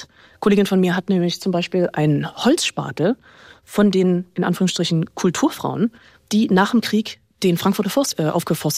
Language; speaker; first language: German; native; German